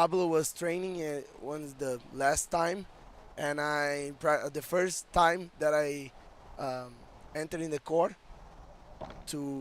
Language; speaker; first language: English; non-native, fluent; Portuguese